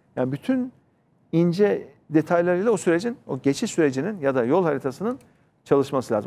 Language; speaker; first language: Turkish; native; Turkish